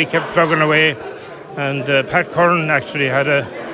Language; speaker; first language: English; native; English